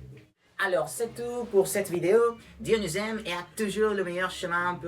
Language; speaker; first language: French; non-native, learner; Spanish